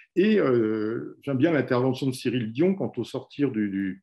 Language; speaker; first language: French; native; French